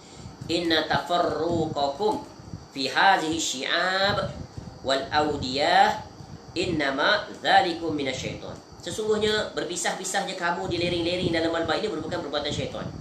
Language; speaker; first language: Malay; native; Malay